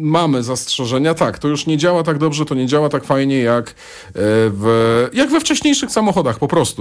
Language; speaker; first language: Polish; native; Polish